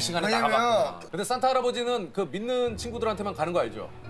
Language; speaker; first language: Korean; native; Korean